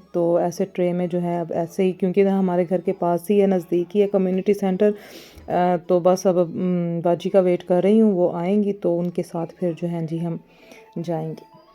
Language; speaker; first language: Urdu; non-native, local second language; Punjabi